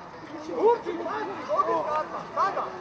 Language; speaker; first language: Georgian; native; Georgian